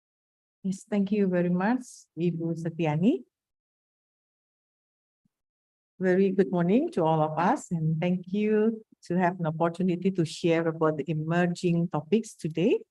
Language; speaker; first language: English; non-native, fluent; Indonesian